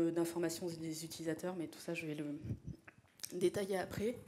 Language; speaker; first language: French; native; French